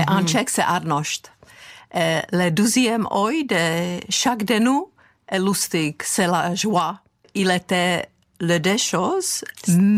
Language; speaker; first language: French; non-native, fluent; Czech